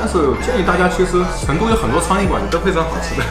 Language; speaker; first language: Chinese; native; Chinese